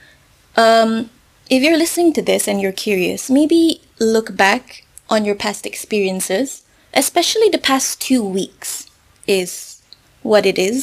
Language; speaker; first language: English; non-native, local second language; Malay